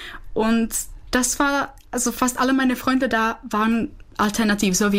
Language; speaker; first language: German; non-native, fluent; Czech